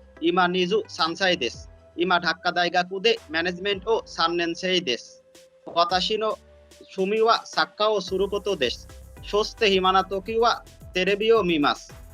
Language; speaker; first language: Japanese; non-native, learner; Bangla